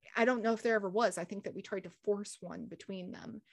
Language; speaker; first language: English; native; English